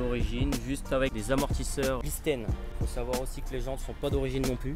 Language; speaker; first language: French; native; French